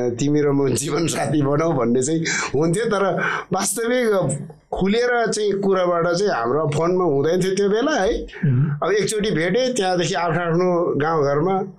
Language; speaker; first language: Nepali; non-native, local second language; Eastern Tamang